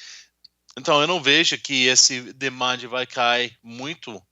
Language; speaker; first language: Portuguese; non-native, fluent; English